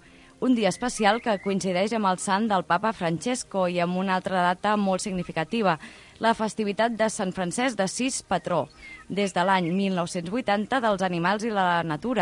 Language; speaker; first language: Catalan; native; Catalan